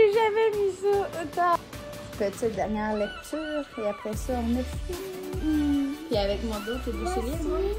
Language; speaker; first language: French; native; French